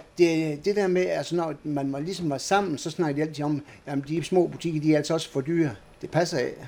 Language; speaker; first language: Danish; native; Danish